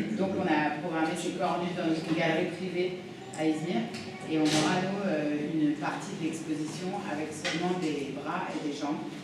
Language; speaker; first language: French; native; French